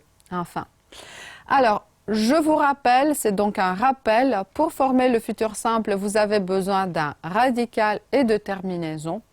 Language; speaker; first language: French; non-native, fluent; Romanian